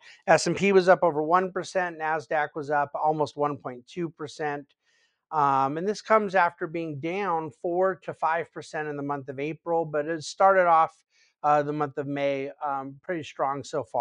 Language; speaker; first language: English; native; English